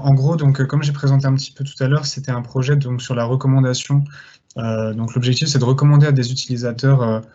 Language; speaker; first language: French; native; French